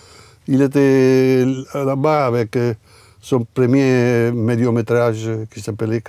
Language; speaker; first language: French; non-native, fluent; Italian